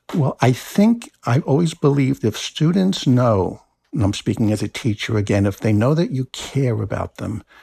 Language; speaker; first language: English; native; English